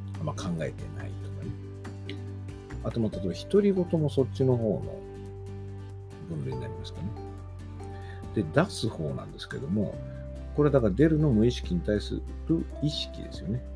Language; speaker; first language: Japanese; native; Japanese